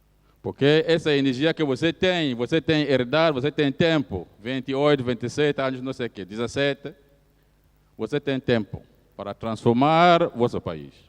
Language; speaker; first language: Portuguese; non-native, fluent; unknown